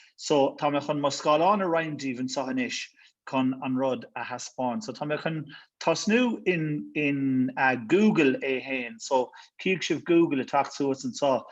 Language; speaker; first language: Irish; native; Irish